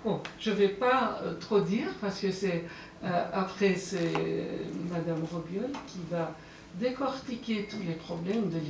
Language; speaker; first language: French; non-native, fluent; Persian